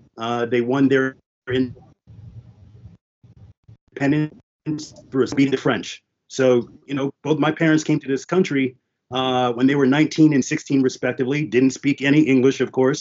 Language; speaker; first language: English; early bilingual, other home language; French